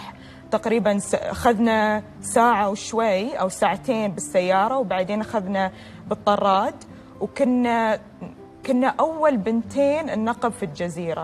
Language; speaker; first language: Arabic; native; Arabic